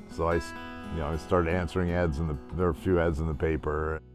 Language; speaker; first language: English; native; English